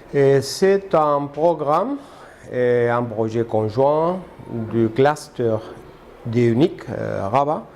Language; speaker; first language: French; non-native, fluent; Spanish